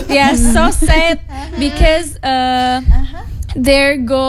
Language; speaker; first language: English; non-native, learner; Indonesian